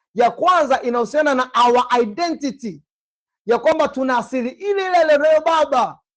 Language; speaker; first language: Swahili; native; Swahili